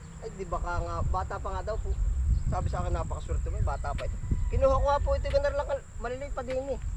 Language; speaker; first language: Filipino; native; Filipino